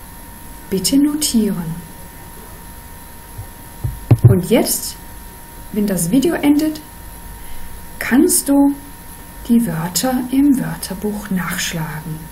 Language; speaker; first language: German; non-native, fluent; Danish